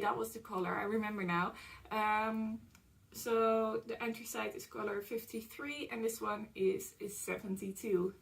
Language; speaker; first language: English; non-native, fluent; Dutch